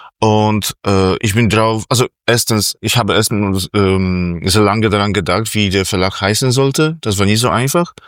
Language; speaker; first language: German; non-native, fluent; Polish